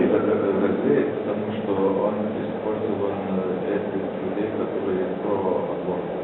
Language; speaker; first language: Russian; non-native, fluent; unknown